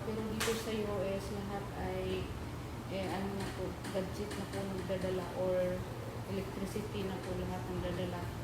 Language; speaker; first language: Filipino; non-native, local second language; Cebuano